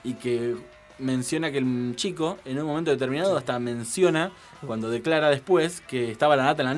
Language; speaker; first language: Spanish; native; Spanish